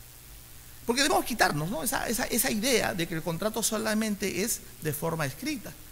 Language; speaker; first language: Spanish; native; Spanish